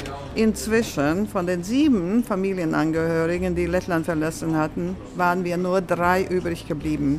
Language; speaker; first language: German; early bilingual, other home language; Latvian